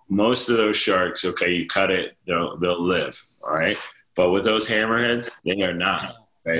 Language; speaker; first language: English; native; English